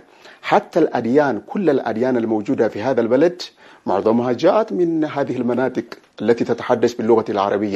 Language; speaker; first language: Arabic; non-native, fluent; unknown